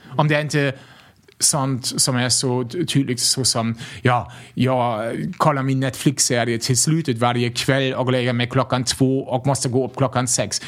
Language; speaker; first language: Swedish; non-native, fluent; German